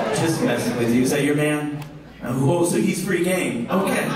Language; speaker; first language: English; native; English